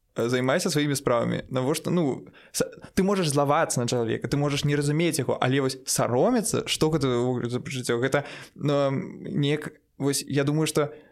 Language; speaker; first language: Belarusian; non-native, local second language; Russian